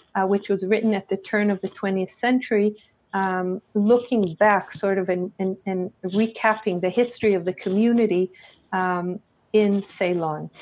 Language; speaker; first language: English; early bilingual, other home language; Hebrew